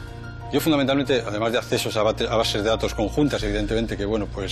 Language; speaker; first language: Spanish; native; Spanish